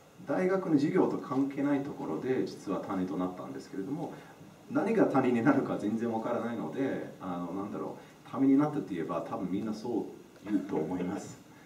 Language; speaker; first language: Japanese; non-native, fluent; English